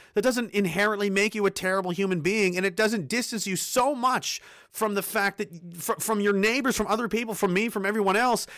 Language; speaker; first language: English; early bilingual, other home language; Danish